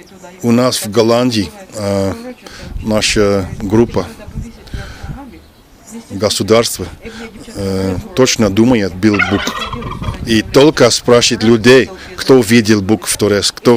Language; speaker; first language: Russian; non-native, learner; Dutch